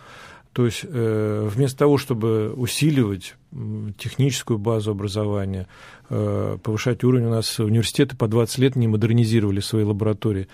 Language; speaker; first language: Russian; native; Russian